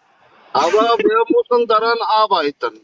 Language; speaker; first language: German; non-native, learner; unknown